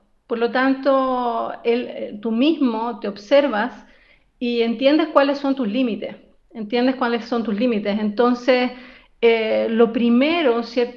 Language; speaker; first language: Spanish; native; Spanish